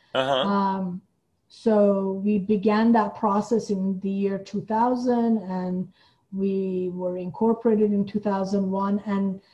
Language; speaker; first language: English; non-native, fluent; Persian